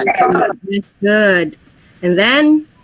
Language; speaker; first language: English; non-native, fluent; Indonesian